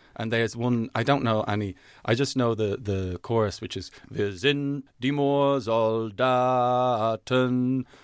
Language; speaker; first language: English; native; English